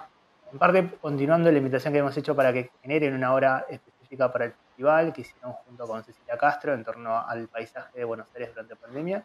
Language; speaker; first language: Spanish; native; Spanish